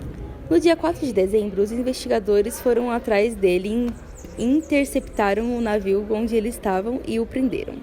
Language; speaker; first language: Portuguese; native; Portuguese